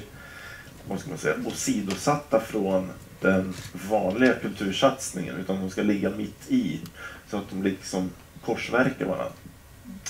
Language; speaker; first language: Swedish; native; Swedish